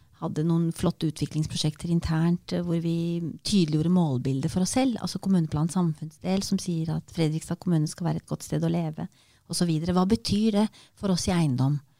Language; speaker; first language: Norwegian; early bilingual, other home language; Romanian